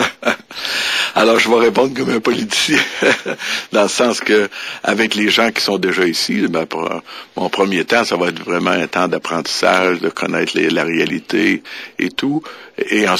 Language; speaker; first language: French; native; French